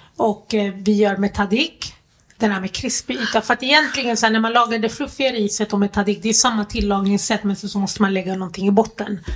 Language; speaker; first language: Swedish; early bilingual, other home language; Arabic